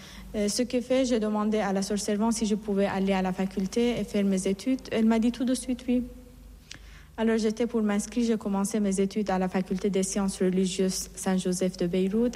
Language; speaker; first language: French; non-native, fluent; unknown